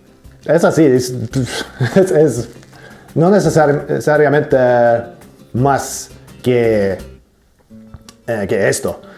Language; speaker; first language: Spanish; non-native, learner; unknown